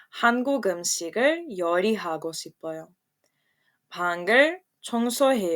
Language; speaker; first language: Korean; non-native, fluent; Serbian